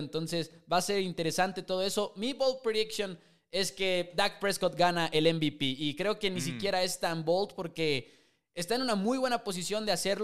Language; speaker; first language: Spanish; native; Spanish